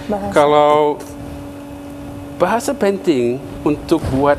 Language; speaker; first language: Indonesian; non-native, fluent; English